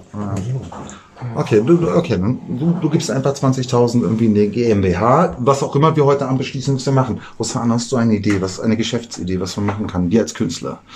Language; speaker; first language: German; native; German